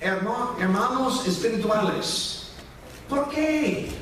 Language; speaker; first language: Spanish; non-native, fluent; English